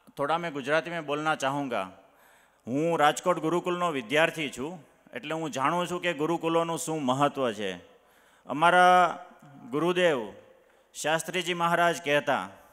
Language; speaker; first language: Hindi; non-native, local second language; Gujarati